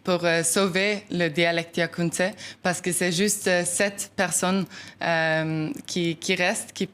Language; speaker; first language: French; non-native, learner; Norwegian